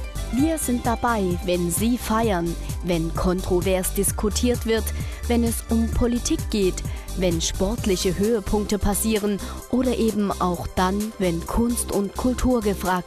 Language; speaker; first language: German; native; German